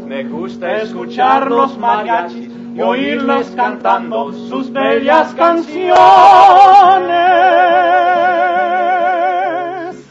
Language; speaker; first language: Spanish; early bilingual, heritage; Spanish